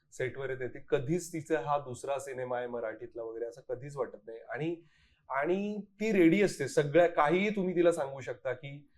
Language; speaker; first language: Marathi; native; Marathi